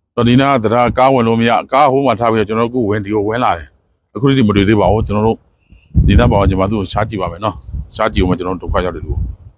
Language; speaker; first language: Burmese; native; Burmese